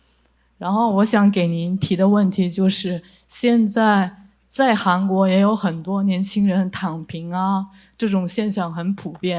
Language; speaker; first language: Chinese; non-native, fluent; Korean